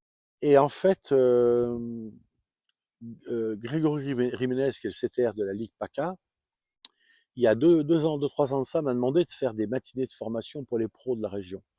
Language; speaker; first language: French; native; French